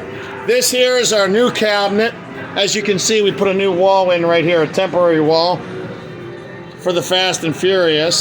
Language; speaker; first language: English; native; English